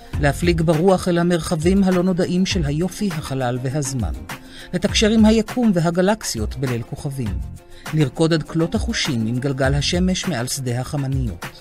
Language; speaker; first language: Hebrew; native; Hebrew